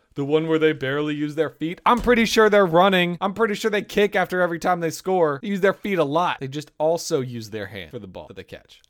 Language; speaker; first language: English; native; English